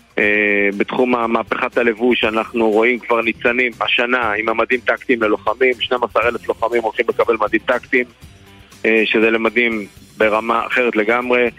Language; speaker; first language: Hebrew; native; Hebrew